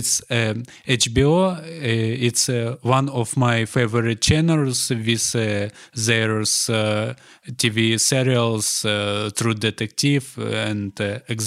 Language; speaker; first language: English; non-native, learner; Ukrainian